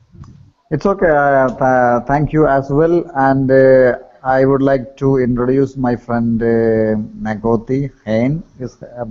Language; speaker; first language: English; non-native, learner; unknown